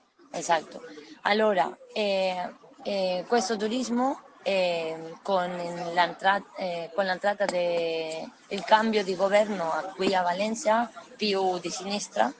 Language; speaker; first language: Italian; non-native, learner; Spanish